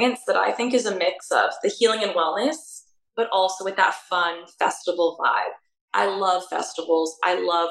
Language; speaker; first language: English; native; English